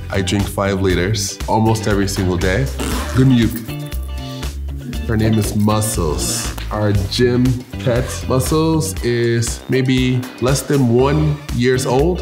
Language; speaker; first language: English; native; English